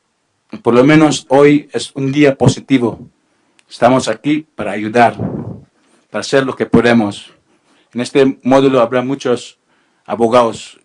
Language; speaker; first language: Spanish; non-native, learner; Filipino